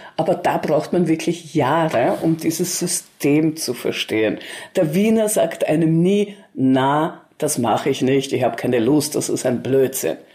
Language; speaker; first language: German; early bilingual, other home language; Russian